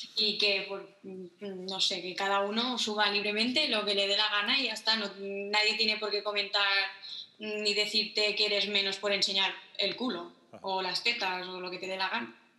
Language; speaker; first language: Spanish; native; Spanish